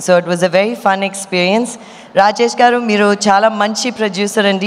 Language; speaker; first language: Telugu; non-native, fluent; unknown